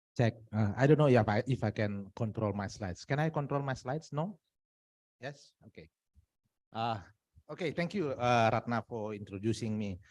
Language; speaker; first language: English; non-native, fluent; Indonesian